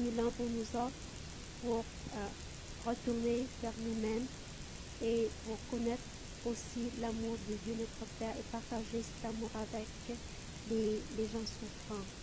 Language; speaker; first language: French; non-native, fluent; Vietnamese